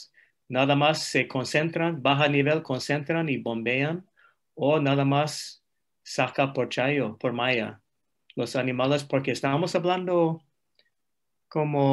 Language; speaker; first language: Spanish; non-native, fluent; English